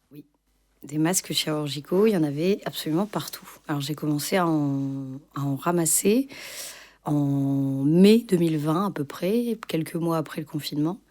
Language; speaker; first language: French; native; French